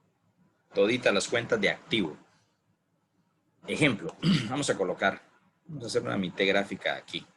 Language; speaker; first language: Spanish; native; Spanish